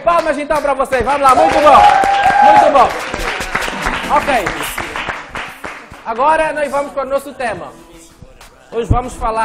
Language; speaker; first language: Portuguese; native; Portuguese